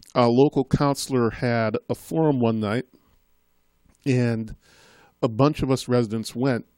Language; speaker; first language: English; native; English